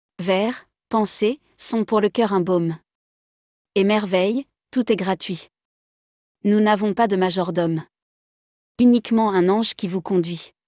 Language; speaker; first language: French; non-native, local second language; Arabic